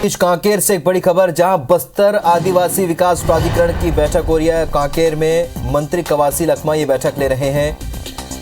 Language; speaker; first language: Hindi; native; Hindi